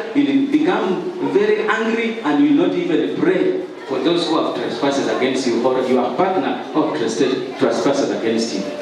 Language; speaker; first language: English; non-native, local second language; Swahili